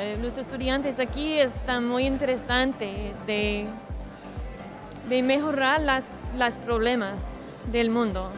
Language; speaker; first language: Spanish; non-native, learner; English